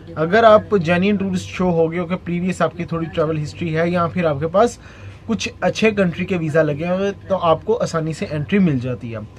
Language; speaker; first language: Urdu; non-native, local second language; Punjabi